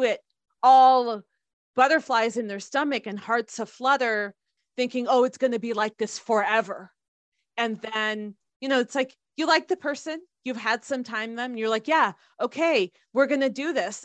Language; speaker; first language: English; native; English